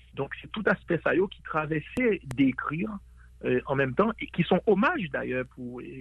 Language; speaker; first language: French; native; French